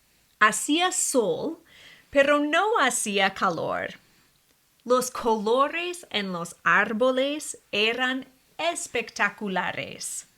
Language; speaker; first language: Spanish; non-native, fluent; English